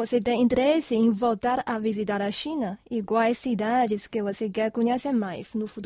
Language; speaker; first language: Portuguese; non-native, fluent; Chinese